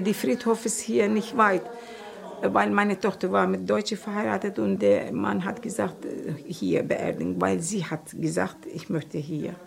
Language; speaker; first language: German; non-native, learner; Turkish